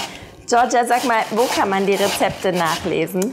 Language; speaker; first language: German; native; German